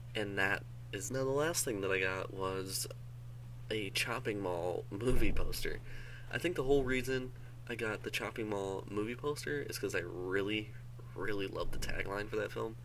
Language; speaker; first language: English; native; English